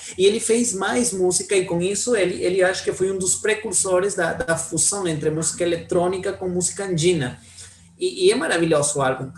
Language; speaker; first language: Portuguese; non-native, fluent; Spanish